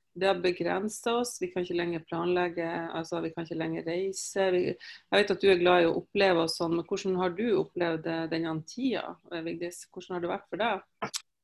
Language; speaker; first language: Norwegian; native; Norwegian